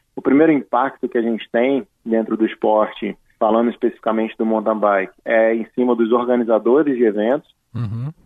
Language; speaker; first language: Portuguese; native; Portuguese